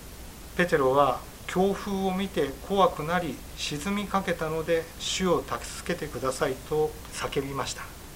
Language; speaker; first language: Japanese; native; Japanese